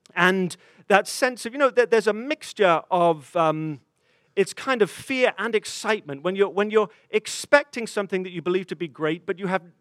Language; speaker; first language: English; native; English